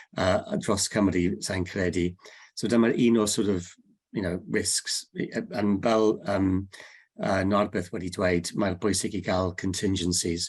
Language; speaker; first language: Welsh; non-native, learner; English